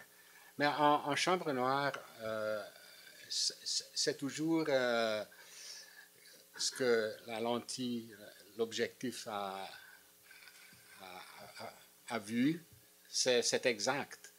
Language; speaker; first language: French; non-native, fluent; Hungarian